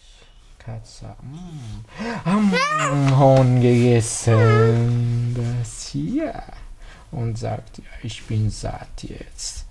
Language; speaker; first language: German; non-native, learner; Arabic